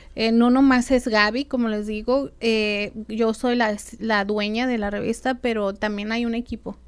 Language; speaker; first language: Spanish; native; Spanish